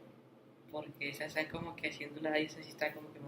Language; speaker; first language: Spanish; native; Spanish